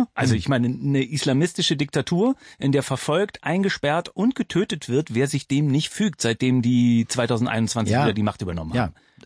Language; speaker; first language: German; native; German